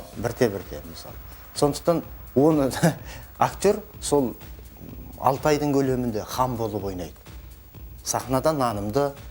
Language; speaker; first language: Kazakh; native; Kazakh